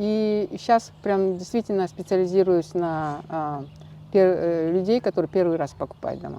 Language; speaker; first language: Russian; non-native, local second language; Kyrgyz